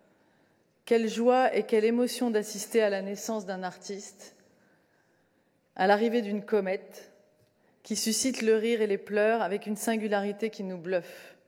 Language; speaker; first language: French; native; French